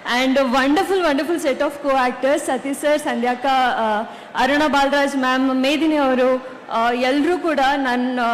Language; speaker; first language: Kannada; non-native, local second language; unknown